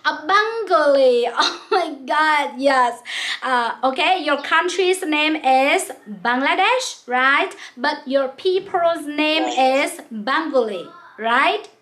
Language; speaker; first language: English; non-native, local second language; Vietnamese